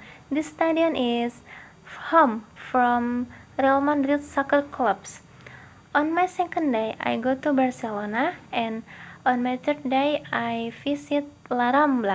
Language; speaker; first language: English; non-native, learner; Indonesian